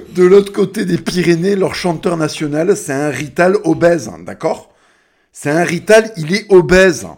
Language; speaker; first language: French; non-native, local second language; Spanish